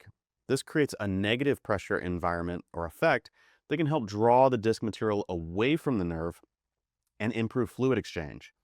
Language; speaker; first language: English; native; English